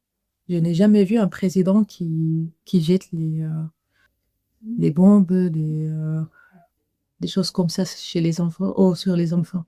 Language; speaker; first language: French; non-native, learner; Arabic